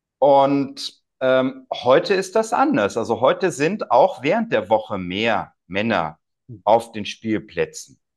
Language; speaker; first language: German; native; German